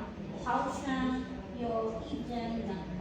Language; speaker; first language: Chinese; non-native, learner; Filipino